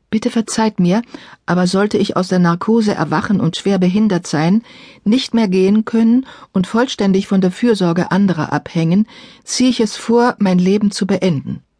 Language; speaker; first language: German; native; German